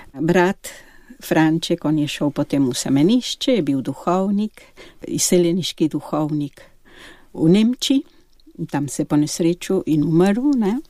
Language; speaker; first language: Slovenian; early bilingual, heritage; Slovenian